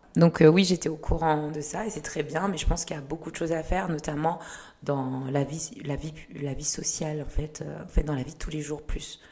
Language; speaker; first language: French; early bilingual, other home language; Kinyarwanda